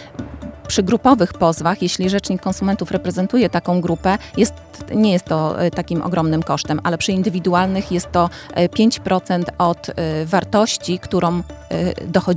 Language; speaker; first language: Polish; native; Polish